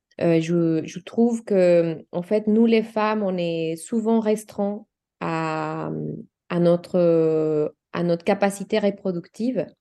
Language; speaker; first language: French; non-native, fluent; Spanish